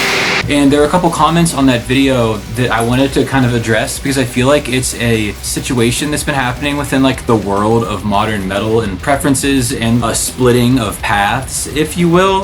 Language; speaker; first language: English; native; English